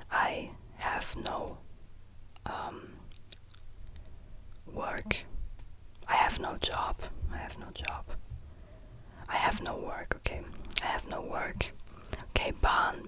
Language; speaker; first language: English; non-native, fluent; German